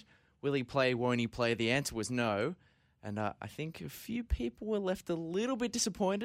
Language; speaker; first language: English; native; English